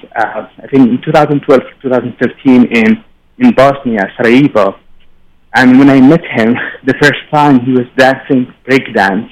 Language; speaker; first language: English; non-native, fluent; Arabic